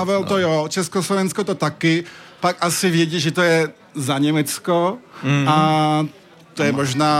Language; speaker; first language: Czech; early bilingual, heritage; French